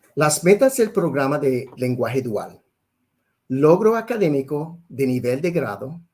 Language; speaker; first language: Spanish; early bilingual, heritage; Spanish